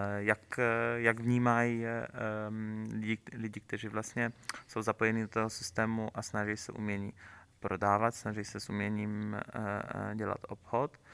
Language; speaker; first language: Czech; native; Czech